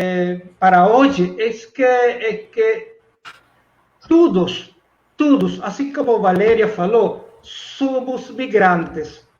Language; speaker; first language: Portuguese; non-native, fluent; Spanish